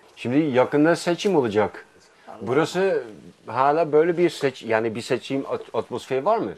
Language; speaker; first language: Turkish; non-native, fluent; Dutch